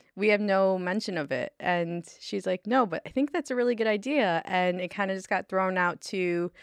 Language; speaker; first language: English; native; English